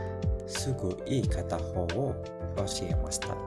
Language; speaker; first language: Japanese; non-native, learner; Indonesian